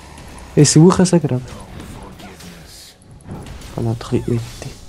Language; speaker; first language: German; native; German